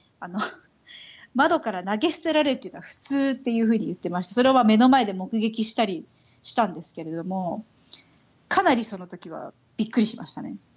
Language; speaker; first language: Japanese; native; Japanese